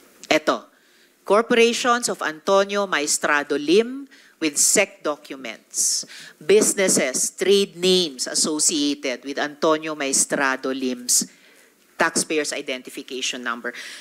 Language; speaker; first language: English; non-native, local second language; Filipino